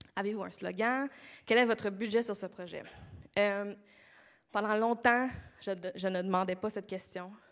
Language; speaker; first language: French; native; French